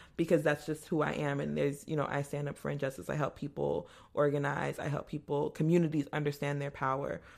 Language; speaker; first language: English; native; English